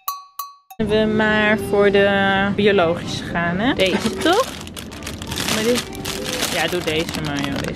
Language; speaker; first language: Dutch; native; Dutch